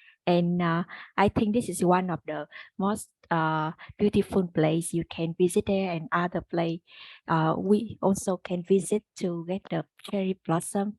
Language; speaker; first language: English; non-native, learner; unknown